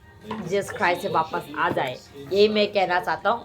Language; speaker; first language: Hindi; non-native, local second language; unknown